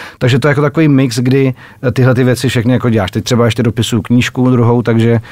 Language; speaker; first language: Czech; native; Czech